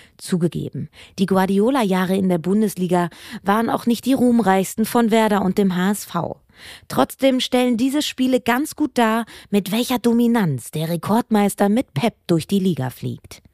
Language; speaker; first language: German; native; German